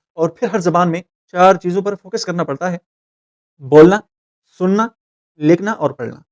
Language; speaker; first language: Urdu; non-native, local second language; Pashto